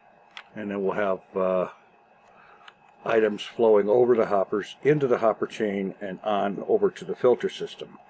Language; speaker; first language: English; native; English